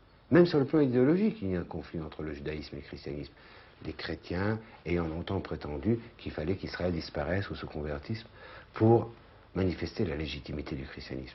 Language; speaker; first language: French; native; French